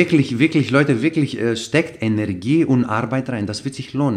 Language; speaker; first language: German; non-native, fluent; Greek